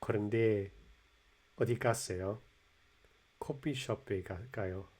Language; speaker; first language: Korean; non-native, learner; English